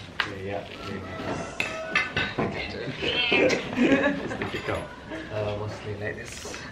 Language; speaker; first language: English; non-native, learner; Balinese